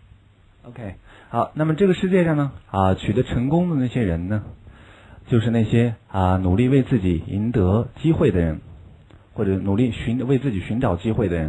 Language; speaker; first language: Chinese; native; Chinese